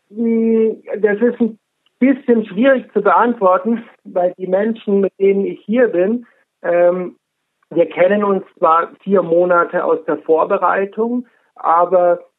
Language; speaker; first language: German; native; German